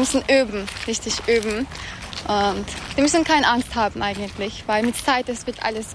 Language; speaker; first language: German; non-native, fluent; Turkish